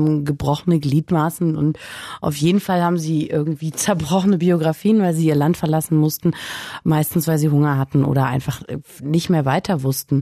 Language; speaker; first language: German; native; German